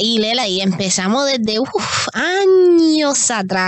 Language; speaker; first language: Spanish; early bilingual, heritage; Spanish